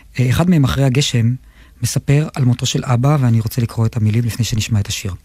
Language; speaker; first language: Hebrew; native; Hebrew